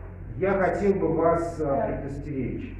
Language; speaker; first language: Russian; native; Russian